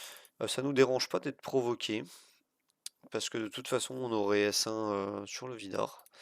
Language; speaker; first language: French; native; French